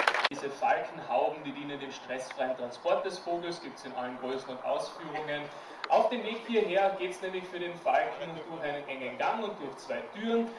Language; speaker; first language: German; native; German